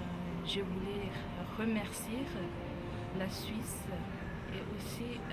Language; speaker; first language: French; non-native, learner; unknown